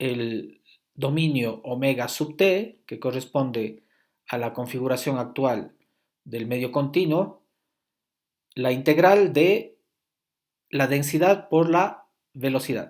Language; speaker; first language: Spanish; native; Spanish